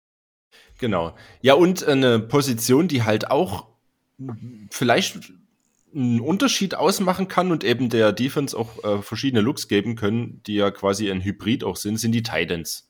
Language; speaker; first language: German; native; German